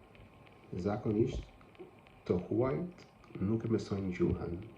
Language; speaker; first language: Albanian; non-native, learner; English